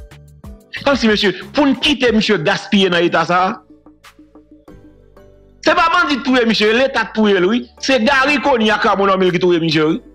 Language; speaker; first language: French; non-native, local second language; Haitian Creole